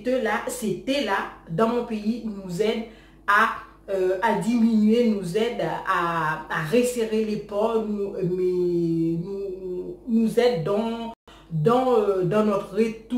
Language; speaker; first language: French; non-native, local second language; Haitian Creole